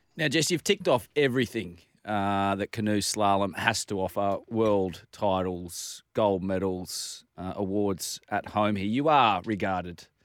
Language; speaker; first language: English; native; English